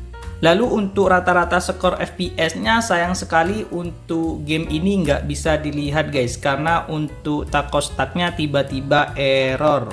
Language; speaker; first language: Indonesian; native; Indonesian